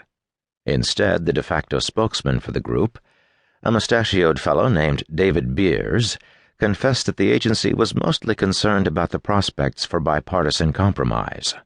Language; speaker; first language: English; native; English